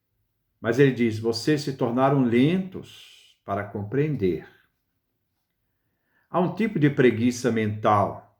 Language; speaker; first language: Portuguese; native; Portuguese